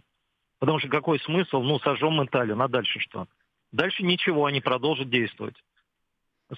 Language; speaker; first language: Russian; native; Russian